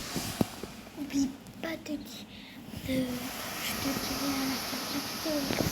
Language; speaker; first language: French; native; French